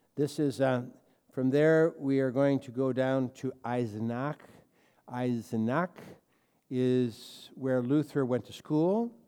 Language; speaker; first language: English; native; English